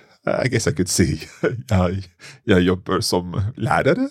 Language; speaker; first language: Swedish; non-native, learner; English